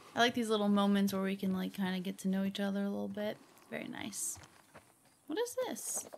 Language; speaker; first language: English; native; English